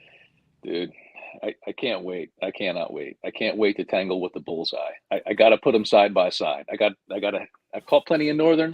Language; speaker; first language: English; native; English